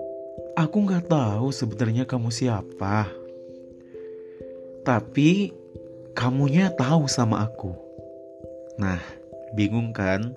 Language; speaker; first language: Indonesian; native; Indonesian